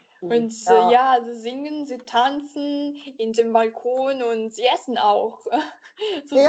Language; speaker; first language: German; non-native, learner; Italian